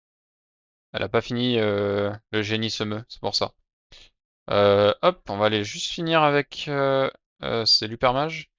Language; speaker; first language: French; native; French